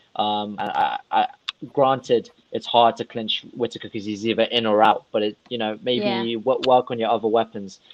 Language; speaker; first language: English; non-native, fluent; Russian